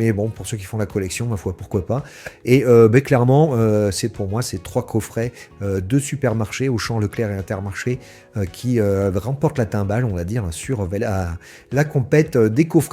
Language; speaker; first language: French; native; French